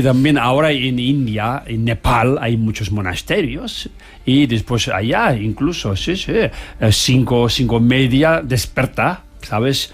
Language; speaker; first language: Spanish; non-native, learner; Tibetan